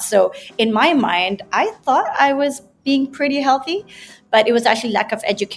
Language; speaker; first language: English; non-native, local second language; Malay